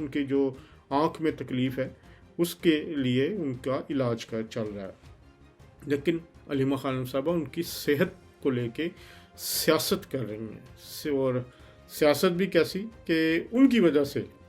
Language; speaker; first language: Urdu; native; Urdu